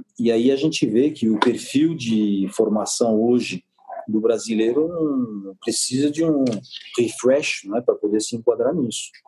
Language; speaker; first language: Portuguese; non-native, fluent; French